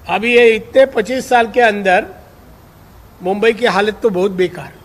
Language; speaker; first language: Hindi; non-native, local second language; Marathi